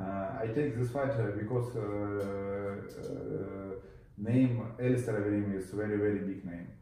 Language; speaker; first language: English; non-native, learner; Russian